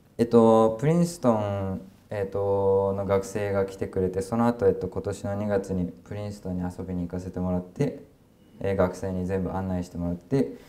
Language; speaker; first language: Japanese; native; Japanese